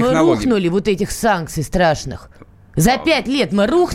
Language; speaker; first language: Russian; native; Russian